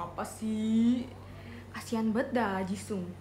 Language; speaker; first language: Indonesian; native; Indonesian